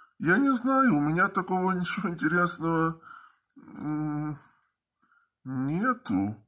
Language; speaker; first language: Russian; early bilingual, heritage; Russian